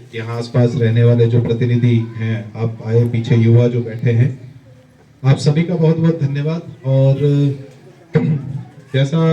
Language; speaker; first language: Hindi; native; Hindi